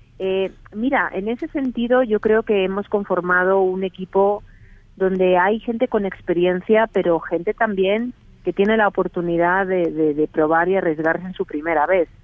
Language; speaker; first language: Spanish; native; Spanish